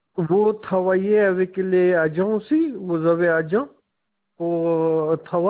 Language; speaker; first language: French; non-native, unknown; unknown